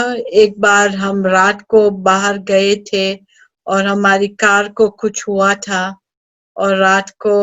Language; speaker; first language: Hindi; early bilingual, heritage; Hindi